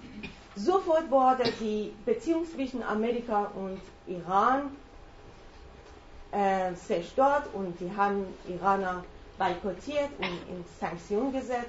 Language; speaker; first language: German; non-native, fluent; Persian